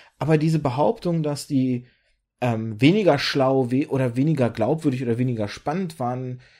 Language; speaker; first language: German; early bilingual, other home language; Russian